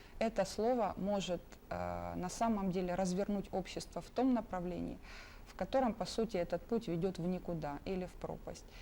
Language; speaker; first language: Russian; native; Russian